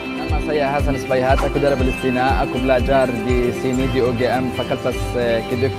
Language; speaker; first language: Indonesian; non-native, learner; Arabic